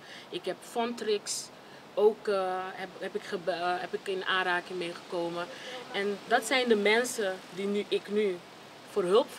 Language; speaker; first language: Dutch; non-native, fluent; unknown